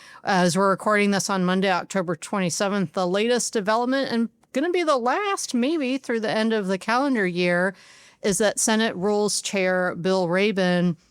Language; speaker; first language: English; native; English